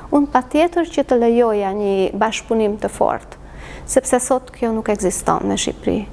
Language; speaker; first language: Albanian; non-native, fluent; Hungarian